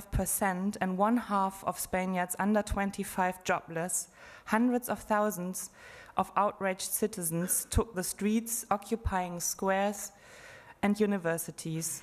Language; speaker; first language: English; non-native, fluent; German